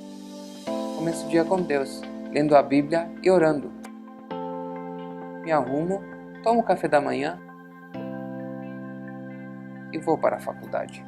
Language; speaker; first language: Portuguese; non-native, fluent; Albanian